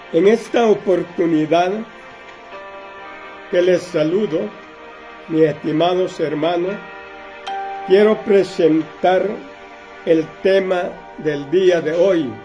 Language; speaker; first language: Spanish; native; Spanish